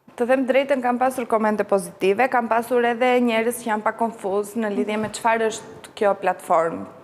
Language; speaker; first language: Albanian; native; Albanian